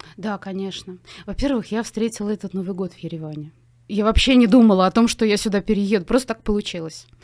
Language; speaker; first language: Russian; native; Russian